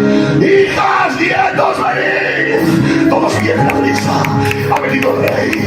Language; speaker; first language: Spanish; native; Spanish